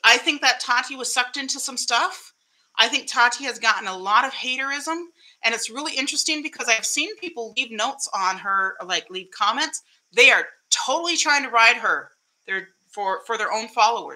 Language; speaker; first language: English; early bilingual, other home language; Spanish